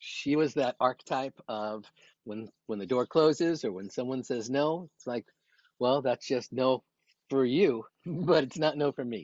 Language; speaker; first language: English; native; English